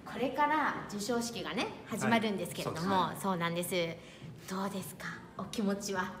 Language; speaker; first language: Japanese; native; Japanese